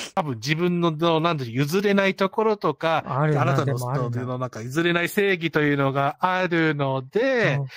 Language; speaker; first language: Japanese; non-native, fluent; English